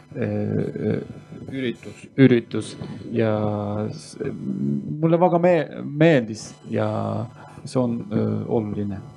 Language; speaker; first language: Estonian; non-native, learner; Kurdish